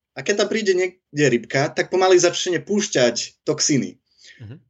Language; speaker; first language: Slovak; early bilingual, heritage; Dutch